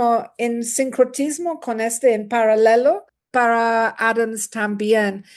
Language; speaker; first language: Spanish; non-native, learner; English